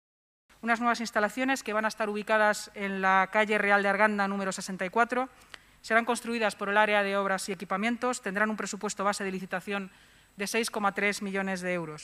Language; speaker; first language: Spanish; native; Spanish